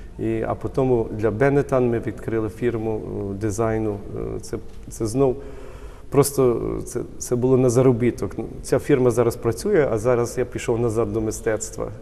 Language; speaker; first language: Ukrainian; early bilingual, heritage; Ukrainian